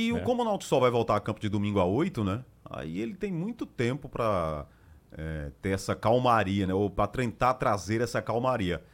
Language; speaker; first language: Portuguese; native; Portuguese